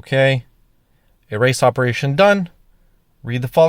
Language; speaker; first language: English; native; English